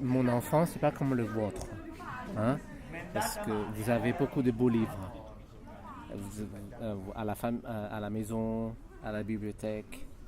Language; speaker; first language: French; non-native, fluent; Chinese